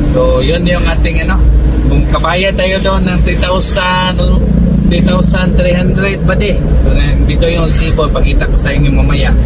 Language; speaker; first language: Filipino; non-native, local second language; Cebuano